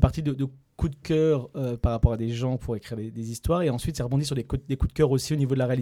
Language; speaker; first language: French; native; French